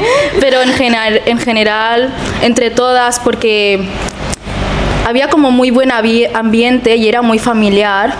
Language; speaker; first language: Spanish; early bilingual, other home language; Filipino